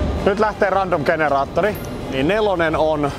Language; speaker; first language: Finnish; native; Finnish